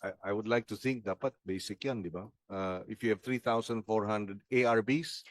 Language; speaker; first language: English; non-native, local second language; Filipino